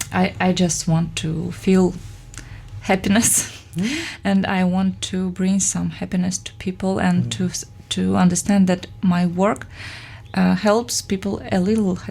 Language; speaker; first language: English; non-native, fluent; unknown